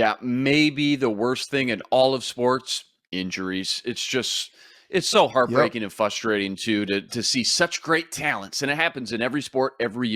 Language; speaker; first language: English; native; English